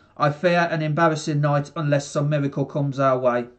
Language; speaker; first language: English; native; English